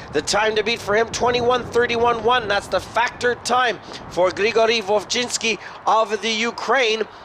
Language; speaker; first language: English; native; English